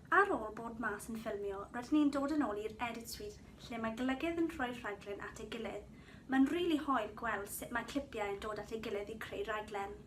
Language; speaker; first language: Welsh; native; Welsh